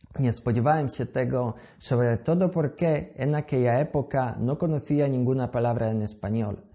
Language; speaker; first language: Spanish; non-native, fluent; Polish